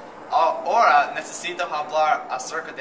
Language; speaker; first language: Spanish; non-native, learner; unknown